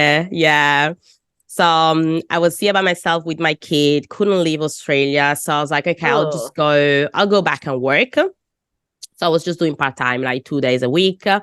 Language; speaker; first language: English; non-native, fluent; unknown